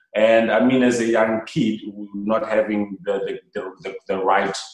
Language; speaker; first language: English; non-native, local second language; Xhosa